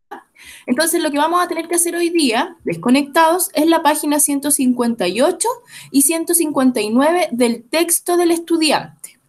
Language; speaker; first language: Spanish; native; Spanish